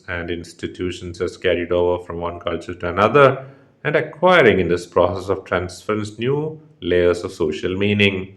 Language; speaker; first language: English; non-native, local second language; Malayalam